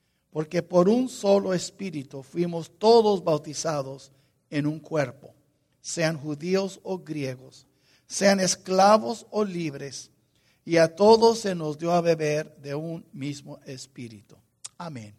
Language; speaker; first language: Spanish; non-native, fluent; English